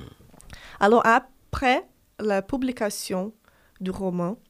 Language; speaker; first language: French; non-native, fluent; Portuguese